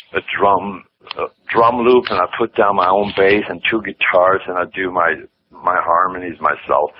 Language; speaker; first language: English; non-native, fluent; Swedish